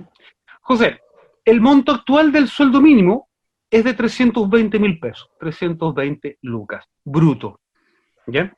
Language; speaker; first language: Spanish; native; Spanish